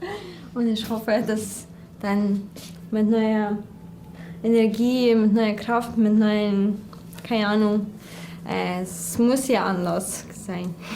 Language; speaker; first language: German; non-native, fluent; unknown